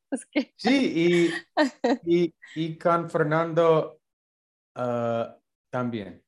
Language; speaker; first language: Spanish; non-native, learner; English